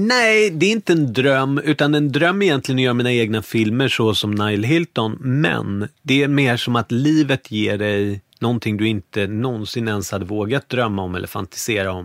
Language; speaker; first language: Swedish; native; Swedish